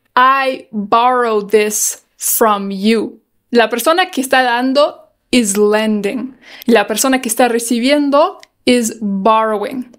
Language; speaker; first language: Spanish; non-native, fluent; English